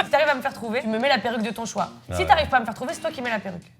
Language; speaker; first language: French; native; French